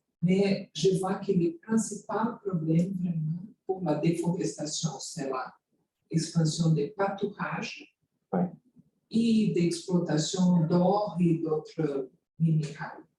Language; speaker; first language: French; non-native, fluent; Portuguese